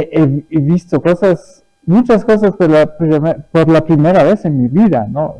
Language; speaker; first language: Spanish; early bilingual, other home language; German